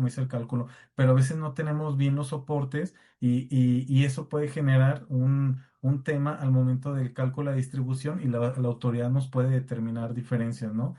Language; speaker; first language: Spanish; native; Spanish